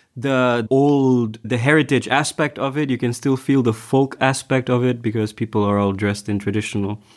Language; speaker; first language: English; non-native, local second language; Tamil